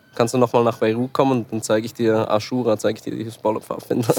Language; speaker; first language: German; native; German